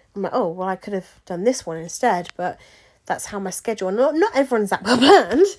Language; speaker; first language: English; native; English